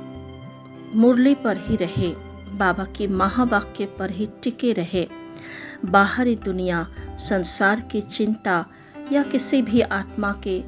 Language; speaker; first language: Hindi; native; Hindi